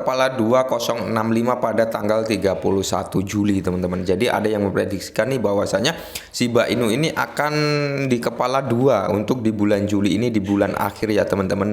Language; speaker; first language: Indonesian; native; Indonesian